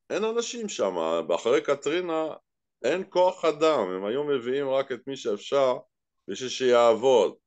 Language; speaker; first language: Hebrew; native; Hebrew